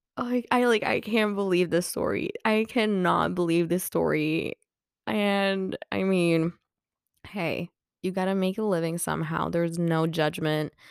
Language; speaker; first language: English; non-native, fluent; Swedish